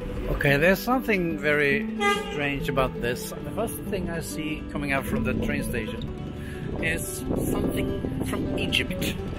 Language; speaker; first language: English; non-native, fluent; Swedish